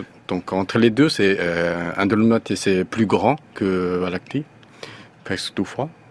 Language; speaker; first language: French; non-native, learner; Chinese